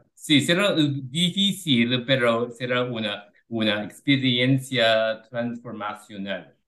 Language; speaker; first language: Spanish; non-native, learner; English